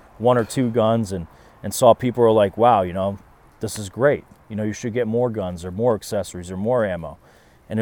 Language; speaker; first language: English; native; English